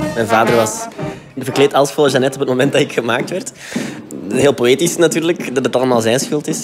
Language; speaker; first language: Dutch; native; Dutch